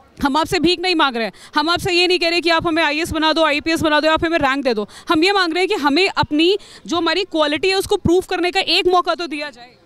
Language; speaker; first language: Hindi; native; Hindi